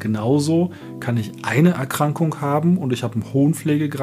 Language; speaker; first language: German; native; German